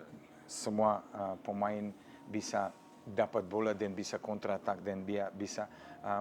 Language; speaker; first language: Indonesian; non-native, fluent; Serbian